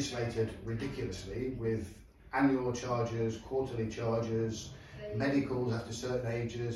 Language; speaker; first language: English; native; English